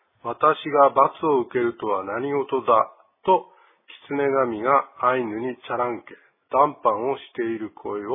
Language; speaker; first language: Japanese; native; Japanese